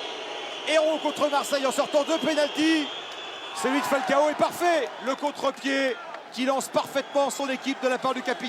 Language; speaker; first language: French; native; French